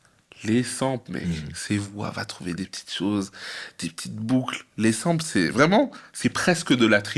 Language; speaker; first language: French; native; French